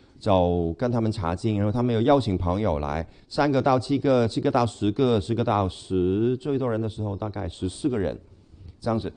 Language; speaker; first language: Chinese; non-native, local second language; Cantonese